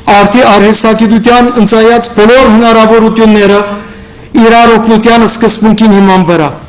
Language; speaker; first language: Armenian; native; Armenian